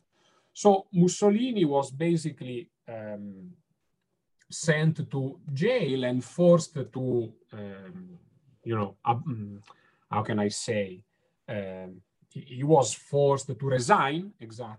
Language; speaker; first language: English; non-native, fluent; Italian